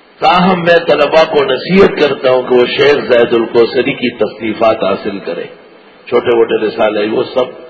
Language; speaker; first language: Urdu; non-native, local second language; Pashto